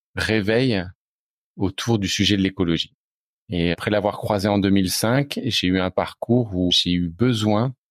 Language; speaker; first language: French; native; French